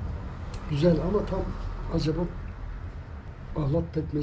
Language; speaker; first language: Turkish; native; Turkish